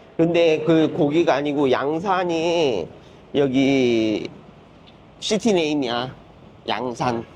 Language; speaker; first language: Korean; native; Korean